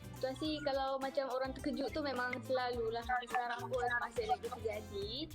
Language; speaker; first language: Malay; early bilingual, other home language; Tajik